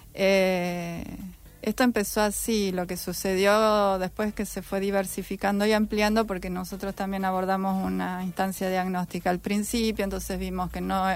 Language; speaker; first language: Spanish; native; Spanish